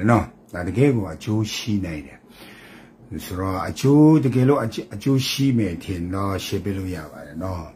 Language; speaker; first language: Burmese; non-native, local second language; Kachin